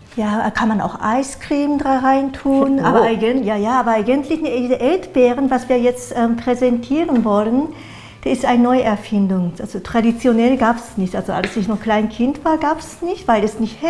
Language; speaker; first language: German; non-native, fluent; Japanese